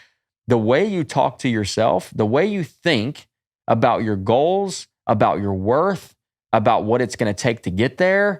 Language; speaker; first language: English; native; English